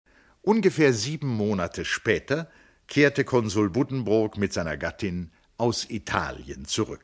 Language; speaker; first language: German; native; German